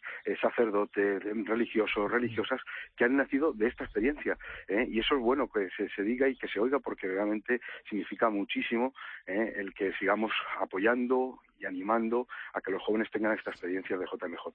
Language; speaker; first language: Spanish; native; Spanish